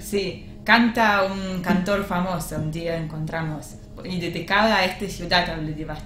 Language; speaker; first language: Spanish; non-native, learner; Russian